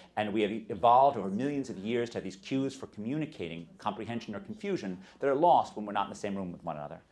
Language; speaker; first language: English; native; English